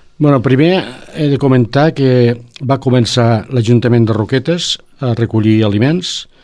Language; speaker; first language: Catalan; native; Catalan